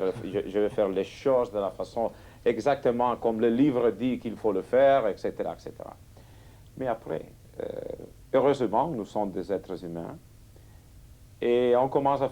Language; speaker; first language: French; non-native, fluent; Catalan